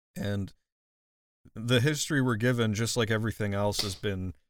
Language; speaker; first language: English; native; English